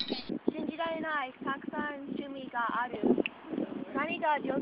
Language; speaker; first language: Japanese; non-native, learner; English